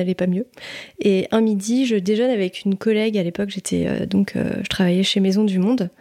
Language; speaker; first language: French; native; French